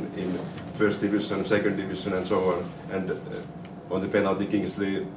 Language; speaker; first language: English; non-native, fluent; Finnish